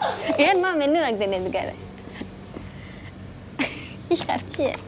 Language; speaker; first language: Persian; native; Persian